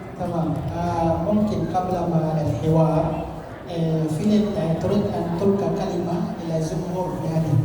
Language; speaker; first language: Arabic; non-native, learner; Indonesian